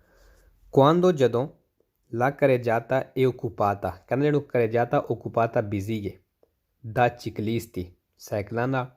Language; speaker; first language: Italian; non-native, learner; Punjabi